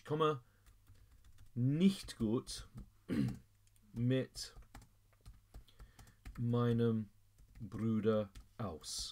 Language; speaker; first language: German; non-native, fluent; English